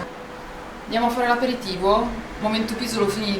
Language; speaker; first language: Italian; native; Italian